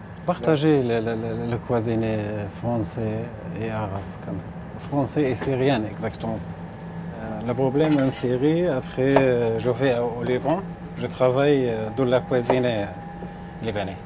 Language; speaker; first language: French; non-native, learner; Arabic